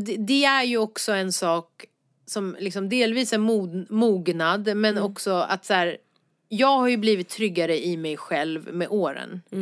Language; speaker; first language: Swedish; early bilingual, other home language; Persian